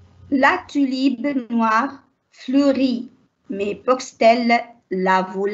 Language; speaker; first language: French; non-native, learner; Arabic